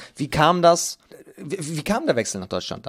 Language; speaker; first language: German; native; German